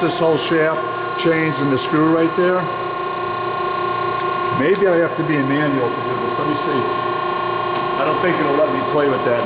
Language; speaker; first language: English; native; English